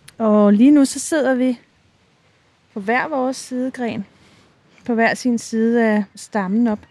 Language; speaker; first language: Danish; native; Danish